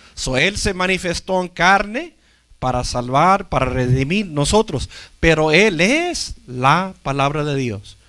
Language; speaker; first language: Spanish; non-native, fluent; English